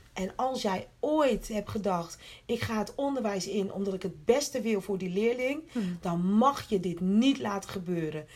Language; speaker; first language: Dutch; early bilingual, other home language; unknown